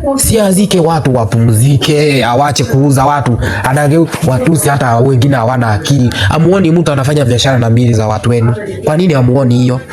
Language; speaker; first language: Swahili; non-native, local second language; Kinyarwanda